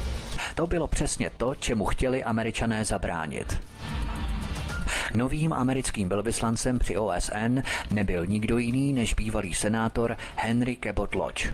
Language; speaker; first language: Czech; native; Czech